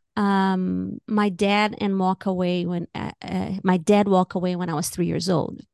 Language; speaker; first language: English; non-native, fluent; Portuguese